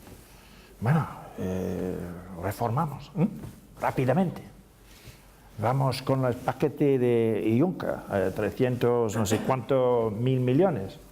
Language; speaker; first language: Spanish; non-native, learner; English